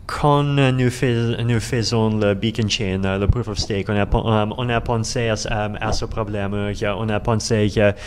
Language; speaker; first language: French; non-native, learner; Russian